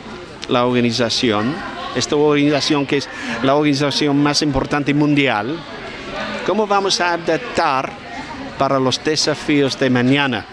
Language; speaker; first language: Spanish; non-native, fluent; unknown